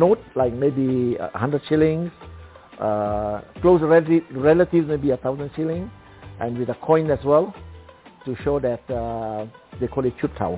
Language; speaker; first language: English; non-native, local second language; Cantonese